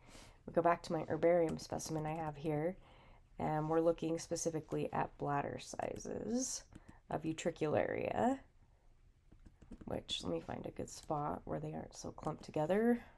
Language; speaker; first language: English; native; English